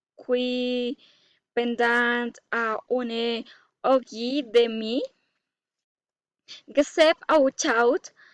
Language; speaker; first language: French; non-native, learner; Spanish